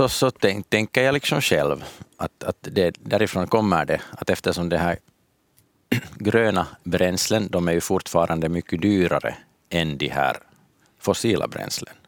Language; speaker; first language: Swedish; native; Swedish